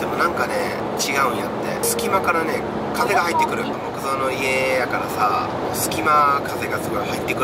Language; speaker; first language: Japanese; native; Japanese